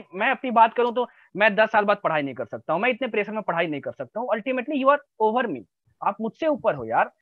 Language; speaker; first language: Hindi; native; Hindi